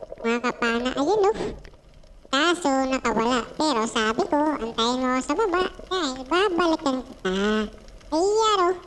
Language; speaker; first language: Filipino; non-native, local second language; Cebuano